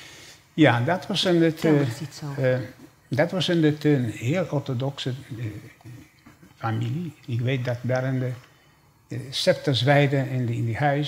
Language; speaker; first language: Dutch; non-native, fluent; Polish